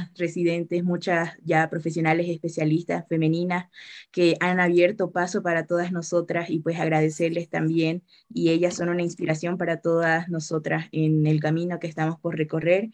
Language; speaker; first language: Spanish; native; Spanish